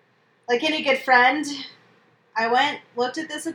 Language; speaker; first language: English; native; English